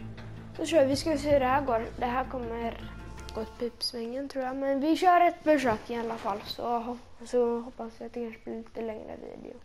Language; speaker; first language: Swedish; native; Swedish